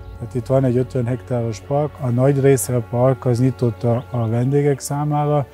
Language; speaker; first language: Hungarian; early bilingual, heritage; Hungarian